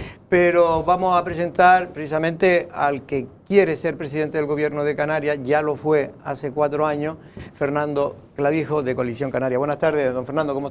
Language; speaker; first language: Spanish; native; Spanish